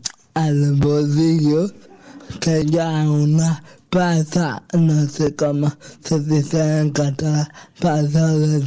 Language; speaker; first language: Catalan; non-native, local second language; Spanish